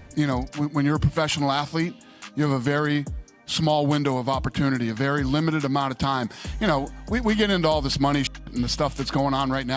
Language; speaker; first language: English; native; English